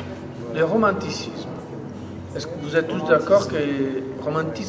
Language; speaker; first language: French; non-native, fluent; Italian